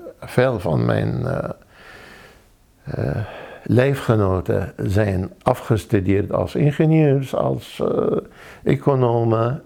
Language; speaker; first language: Dutch; non-native, fluent; Arabic